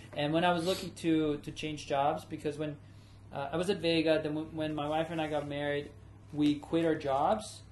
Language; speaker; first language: English; early bilingual, other home language; German